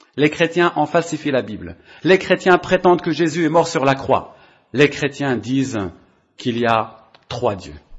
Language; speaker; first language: French; non-native, local second language; Arabic